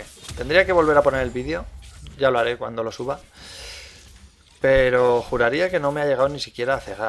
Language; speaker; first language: Spanish; native; Spanish